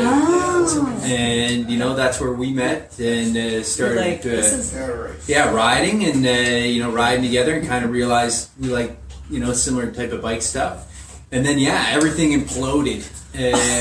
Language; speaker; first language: English; native; English